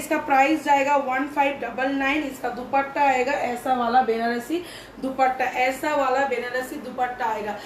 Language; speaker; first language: Hindi; non-native, local second language; Bangla